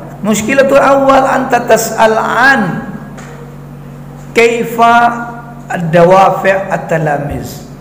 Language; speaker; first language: Arabic; non-native, fluent; Indonesian